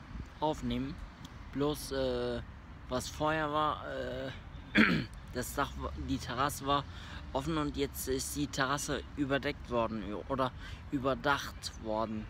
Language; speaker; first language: German; early bilingual, other home language; Turkish